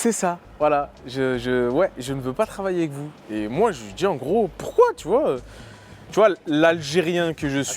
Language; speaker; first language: French; native; French